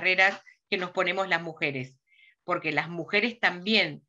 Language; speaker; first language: Spanish; native; Spanish